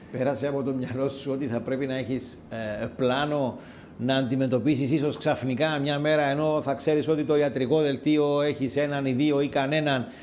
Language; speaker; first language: Greek; native; Greek